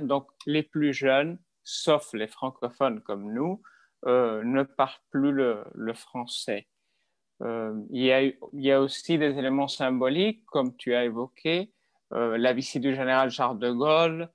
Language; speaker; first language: French; non-native, fluent; Spanish